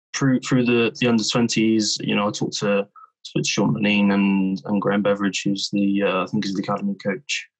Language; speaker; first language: English; native; English